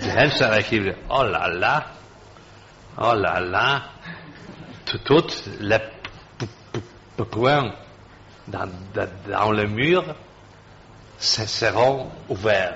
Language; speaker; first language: French; non-native, fluent; Polish